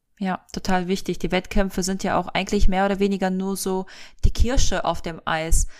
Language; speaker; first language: German; early bilingual, other home language; Russian